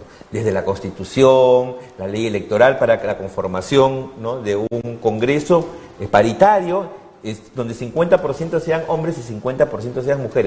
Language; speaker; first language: Spanish; native; Spanish